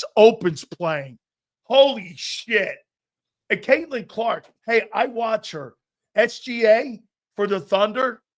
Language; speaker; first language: English; native; English